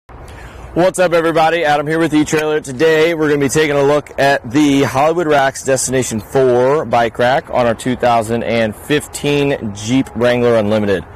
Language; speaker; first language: English; native; English